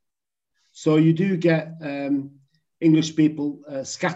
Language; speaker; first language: English; native; English